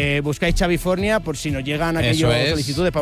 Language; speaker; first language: Spanish; native; Spanish